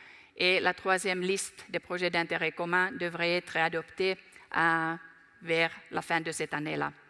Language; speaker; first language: French; non-native, fluent; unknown